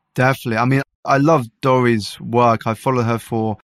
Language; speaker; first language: English; native; English